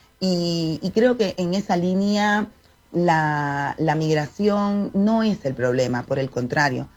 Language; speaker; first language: Spanish; native; Spanish